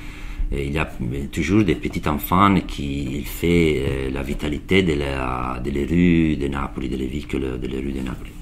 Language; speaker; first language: French; non-native, learner; Italian